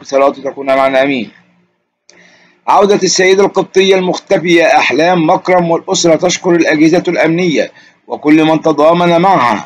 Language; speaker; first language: Arabic; native; Arabic